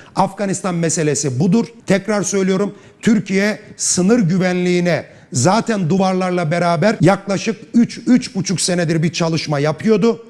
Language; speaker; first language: Turkish; native; Turkish